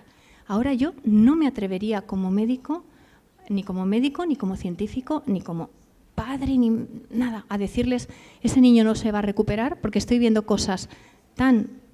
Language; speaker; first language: Spanish; native; Spanish